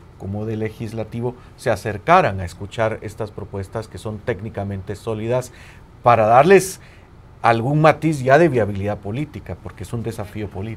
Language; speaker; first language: Spanish; native; Spanish